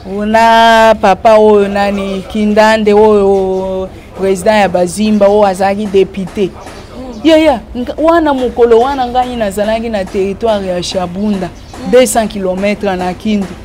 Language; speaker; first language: Lingala; non-native, local second language; Swahili